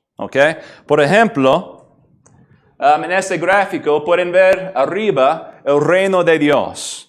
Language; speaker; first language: Spanish; non-native, fluent; English